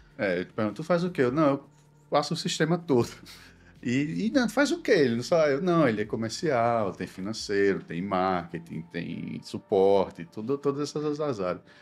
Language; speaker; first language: Portuguese; native; Portuguese